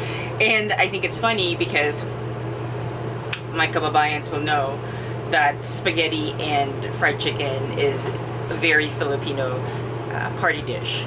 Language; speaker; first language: English; non-native, local second language; Filipino